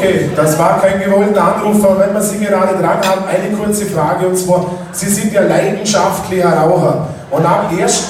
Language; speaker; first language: German; native; German